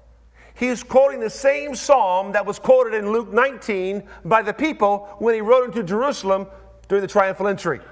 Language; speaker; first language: English; native; English